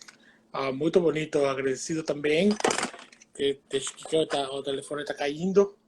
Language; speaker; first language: Portuguese; non-native, fluent; Spanish